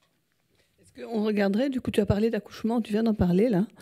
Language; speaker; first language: French; native; French